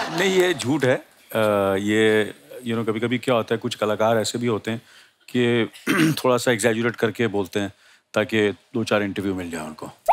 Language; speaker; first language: Hindi; native; Hindi